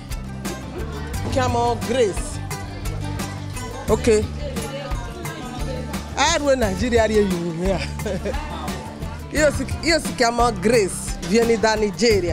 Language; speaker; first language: Italian; non-native, learner; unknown